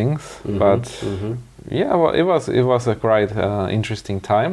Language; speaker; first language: English; non-native, fluent; German